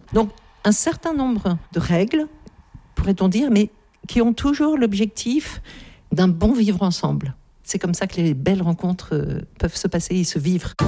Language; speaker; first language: French; native; French